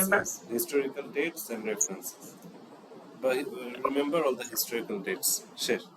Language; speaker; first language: English; non-native, fluent; Bangla